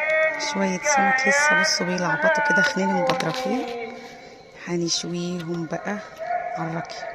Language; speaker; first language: Arabic; native; Arabic